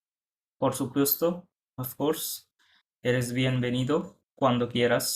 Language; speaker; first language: Spanish; non-native, fluent; Bangla